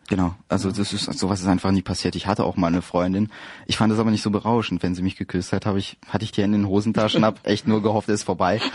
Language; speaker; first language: German; early bilingual, other home language; French